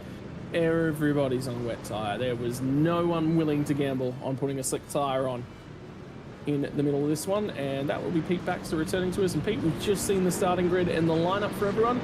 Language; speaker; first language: English; native; English